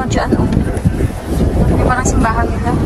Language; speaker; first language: Filipino; native; Filipino